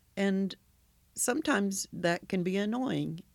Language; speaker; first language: English; native; English